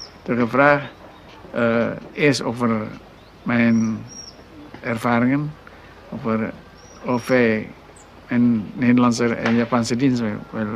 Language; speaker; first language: Dutch; non-native, local second language; Minangkabau